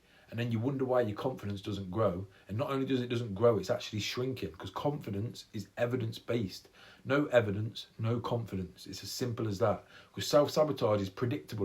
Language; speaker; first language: English; native; English